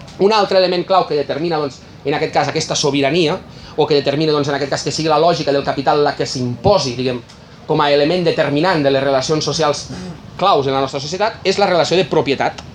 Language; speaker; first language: Catalan; native; Catalan